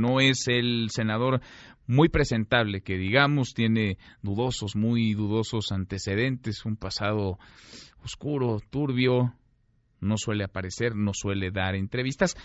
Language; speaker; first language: Spanish; native; Spanish